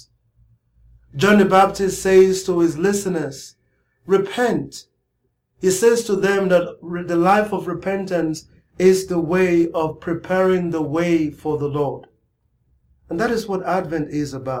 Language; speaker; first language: English; non-native, local second language; Igbo